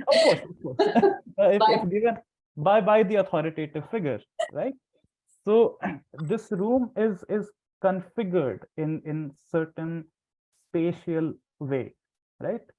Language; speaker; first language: English; non-native, local second language; Hindi